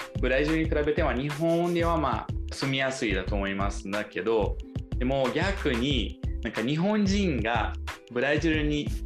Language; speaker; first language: Japanese; non-native, fluent; Portuguese